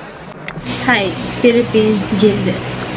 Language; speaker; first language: Japanese; non-native, learner; Filipino